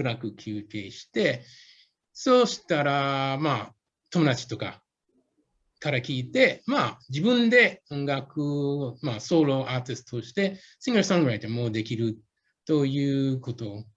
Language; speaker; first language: Japanese; non-native, fluent; English